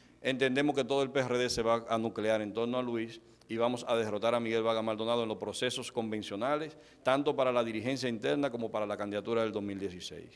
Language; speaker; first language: Spanish; native; Spanish